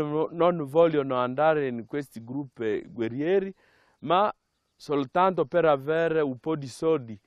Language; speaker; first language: Italian; non-native, fluent; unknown